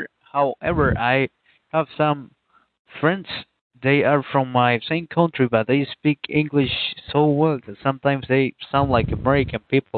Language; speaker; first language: English; non-native, fluent; Spanish